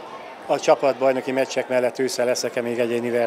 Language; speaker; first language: Hungarian; native; Hungarian